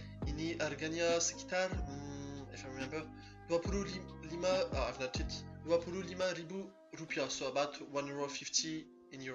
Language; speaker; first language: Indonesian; non-native, learner; French